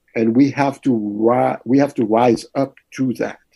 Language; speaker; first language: English; early bilingual, other home language; French